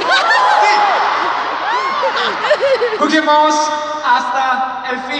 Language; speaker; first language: Spanish; non-native, learner; Korean